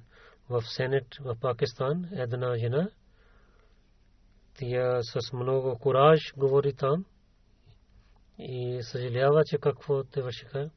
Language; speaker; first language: Bulgarian; non-native, learner; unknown